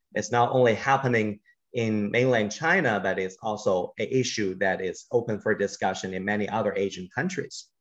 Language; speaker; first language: English; non-native, fluent; Chinese